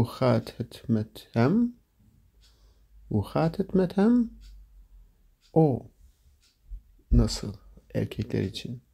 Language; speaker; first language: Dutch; non-native, learner; Turkish